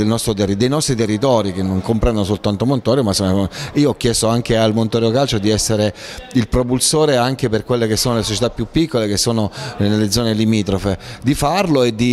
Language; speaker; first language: Italian; native; Italian